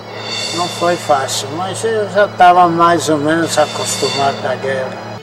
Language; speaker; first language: Portuguese; non-native, fluent; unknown